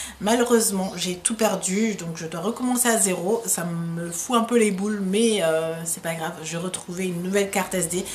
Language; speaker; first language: French; native; French